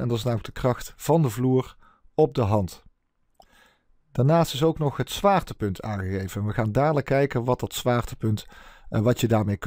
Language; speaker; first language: Dutch; native; Dutch